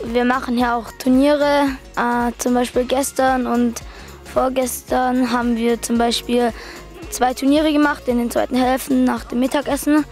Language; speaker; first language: German; native; German